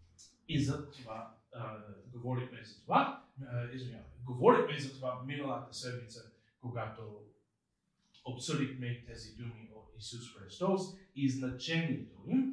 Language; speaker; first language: Bulgarian; non-native, fluent; English